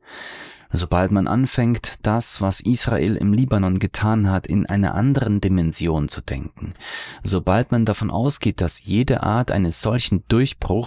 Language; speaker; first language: German; native; German